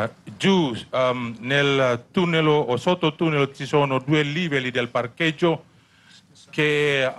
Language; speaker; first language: Italian; non-native, learner; Indonesian